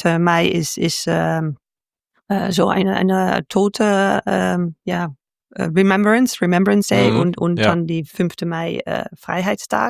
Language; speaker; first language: German; non-native, fluent; Dutch